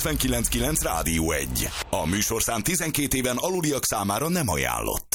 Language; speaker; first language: Hungarian; native; Hungarian